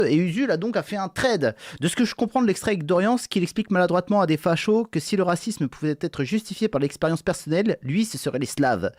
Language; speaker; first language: French; native; French